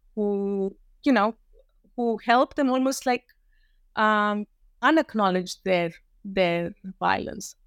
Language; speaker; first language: English; non-native, local second language; Hindi